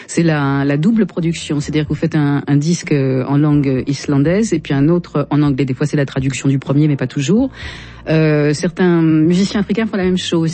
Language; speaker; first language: French; native; French